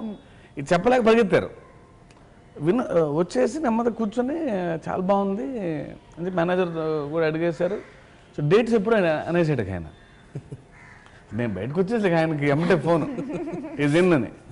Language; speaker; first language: Telugu; native; Telugu